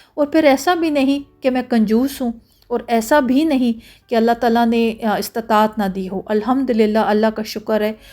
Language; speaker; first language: Urdu; native; Urdu